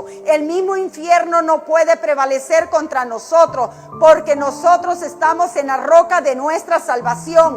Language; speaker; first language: Spanish; native; Spanish